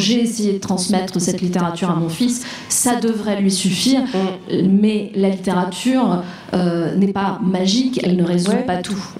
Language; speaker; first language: French; native; French